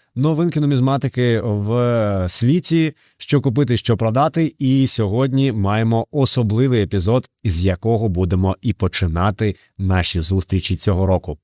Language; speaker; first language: Ukrainian; native; Ukrainian